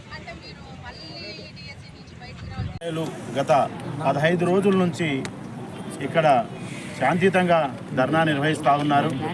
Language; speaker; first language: Telugu; non-native, local second language; Lambadi